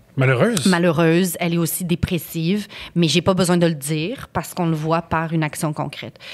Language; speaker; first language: French; native; French